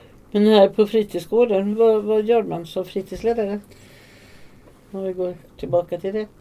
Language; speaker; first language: Swedish; native; Swedish